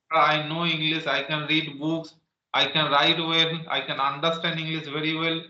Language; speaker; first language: English; non-native, local second language; Santali